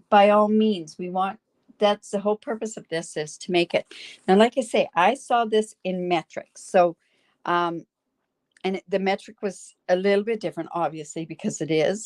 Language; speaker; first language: English; native; English